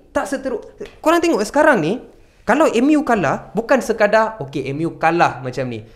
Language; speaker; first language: Malay; non-native, local second language; Tamil